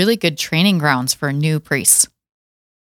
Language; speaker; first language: English; native; English